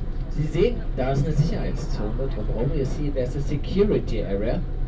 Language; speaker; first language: German; native; German